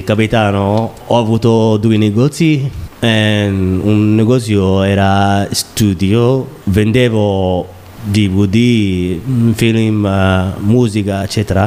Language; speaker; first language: Italian; non-native, learner; Somali